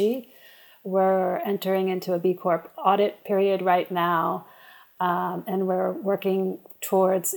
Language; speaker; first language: English; native; English